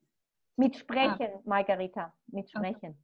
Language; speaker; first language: German; non-native, fluent; Spanish